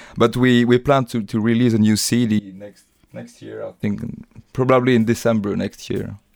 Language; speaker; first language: English; non-native, fluent; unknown